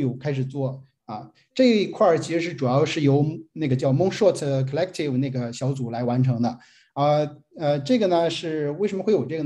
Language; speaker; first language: Chinese; native; Chinese